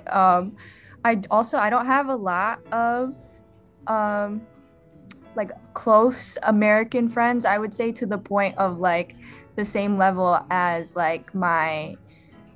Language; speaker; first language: English; early bilingual, other home language; Arabic